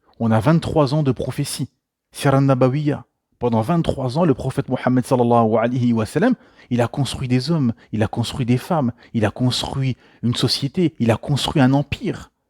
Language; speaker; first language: French; native; French